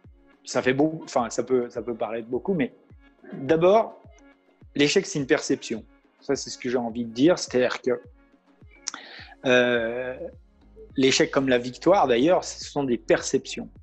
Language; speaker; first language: French; native; French